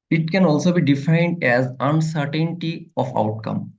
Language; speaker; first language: English; non-native, local second language; Bangla